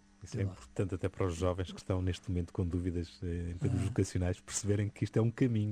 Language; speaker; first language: Portuguese; native; Portuguese